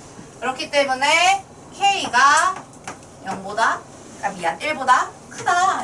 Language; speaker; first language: Korean; native; Korean